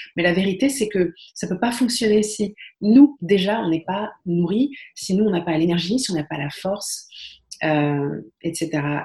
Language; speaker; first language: French; native; French